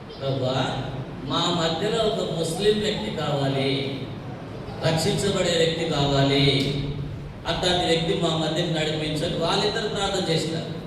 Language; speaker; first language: Telugu; non-native, local second language; Tamil